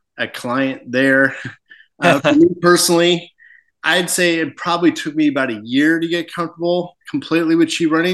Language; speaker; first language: English; native; English